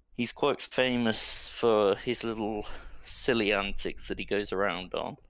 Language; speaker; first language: English; native; English